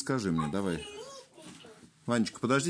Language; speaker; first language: Russian; native; Russian